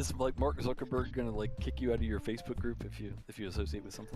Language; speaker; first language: English; native; English